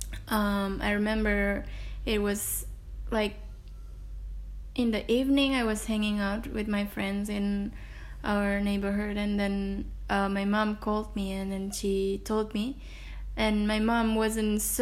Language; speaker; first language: English; non-native, fluent; Indonesian